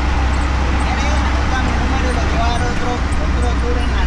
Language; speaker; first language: Spanish; native; Spanish